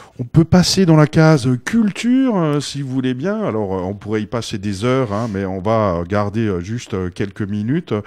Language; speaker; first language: French; native; French